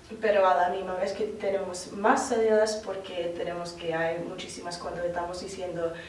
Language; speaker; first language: Spanish; non-native, fluent; English